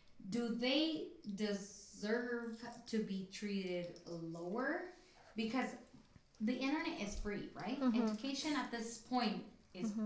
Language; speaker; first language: English; early bilingual, other home language; Spanish